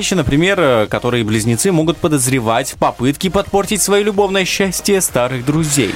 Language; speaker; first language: Russian; non-native, local second language; Romanian